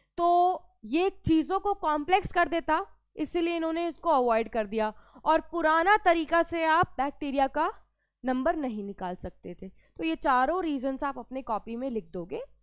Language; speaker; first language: Hindi; native; Hindi